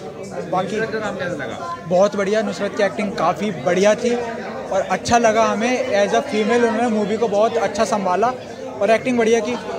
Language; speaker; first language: Hindi; native; Hindi